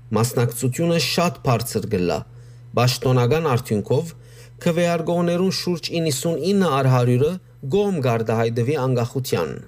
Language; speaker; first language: Armenian; native; Armenian